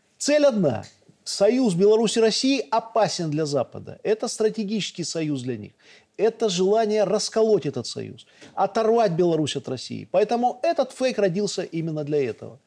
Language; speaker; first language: Russian; native; Russian